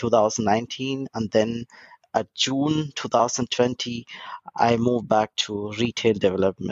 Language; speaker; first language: English; non-native, local second language; Tamil